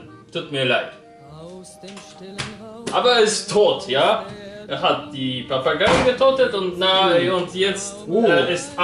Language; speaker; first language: German; non-native, learner; Polish